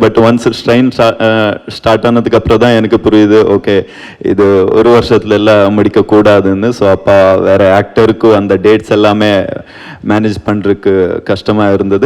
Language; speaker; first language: Tamil; non-native, learner; Kannada